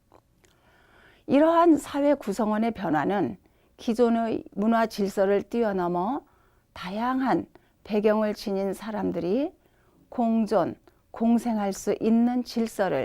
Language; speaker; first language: Korean; native; Korean